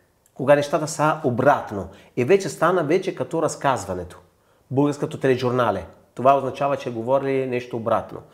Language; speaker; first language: Bulgarian; non-native, fluent; Italian